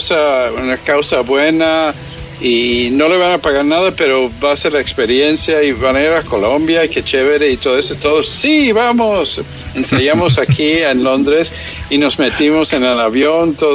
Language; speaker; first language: Spanish; early bilingual, heritage; English